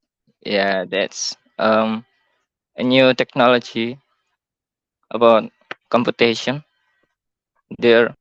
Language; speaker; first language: English; non-native, learner; Indonesian